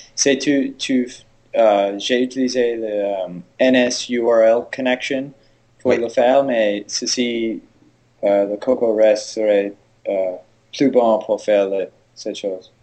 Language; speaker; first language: French; non-native, learner; English